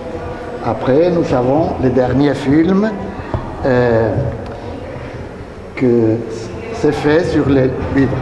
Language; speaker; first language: French; non-native, learner; Spanish